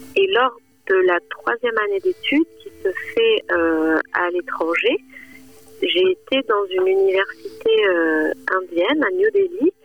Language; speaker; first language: French; native; French